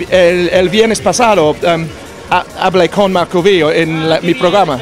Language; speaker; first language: Spanish; non-native, learner; English